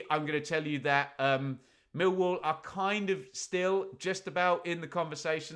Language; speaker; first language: English; native; English